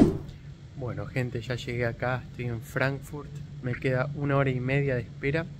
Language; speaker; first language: Spanish; native; Spanish